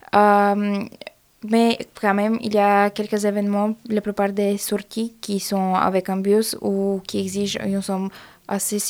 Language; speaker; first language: French; non-native, fluent; Bulgarian